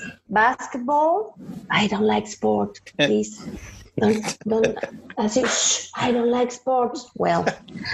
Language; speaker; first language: English; non-native, learner; Spanish